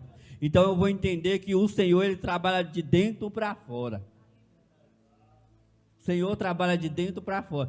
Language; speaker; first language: Portuguese; native; Portuguese